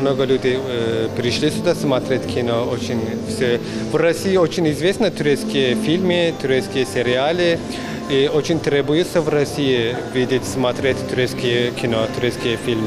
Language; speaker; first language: Russian; non-native, learner; Turkish